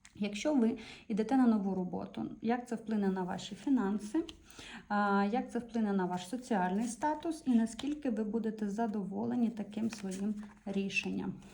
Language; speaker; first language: Ukrainian; non-native, local second language; Russian